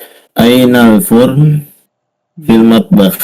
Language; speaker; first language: Arabic; non-native, learner; Indonesian